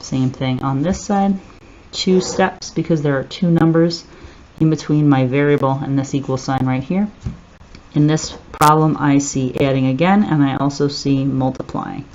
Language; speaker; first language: English; native; English